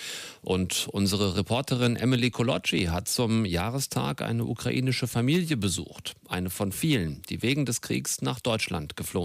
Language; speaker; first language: German; native; German